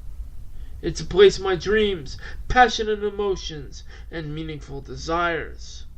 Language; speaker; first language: English; native; English